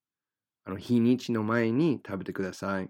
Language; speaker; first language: Japanese; non-native, fluent; English